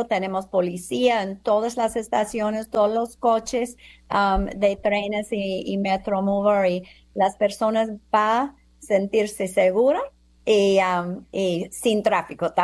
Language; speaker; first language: Spanish; non-native, fluent; English